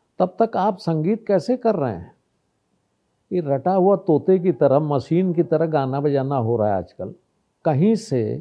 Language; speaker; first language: Hindi; native; Hindi